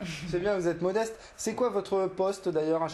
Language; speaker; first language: French; native; French